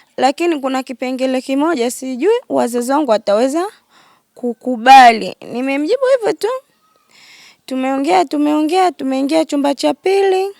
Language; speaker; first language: Swahili; native; Swahili